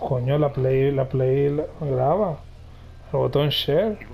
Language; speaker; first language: Spanish; native; Spanish